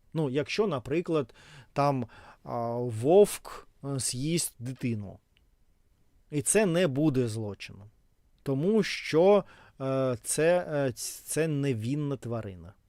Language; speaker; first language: Ukrainian; non-native, local second language; Russian